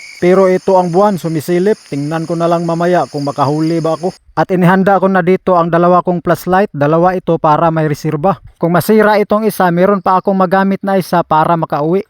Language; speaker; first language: Filipino; non-native, local second language; Cebuano